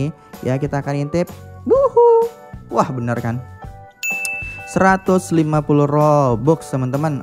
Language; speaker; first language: Indonesian; native; Indonesian